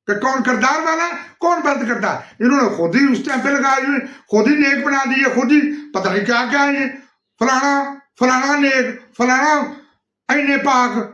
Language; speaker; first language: Urdu; non-native, local second language; Punjabi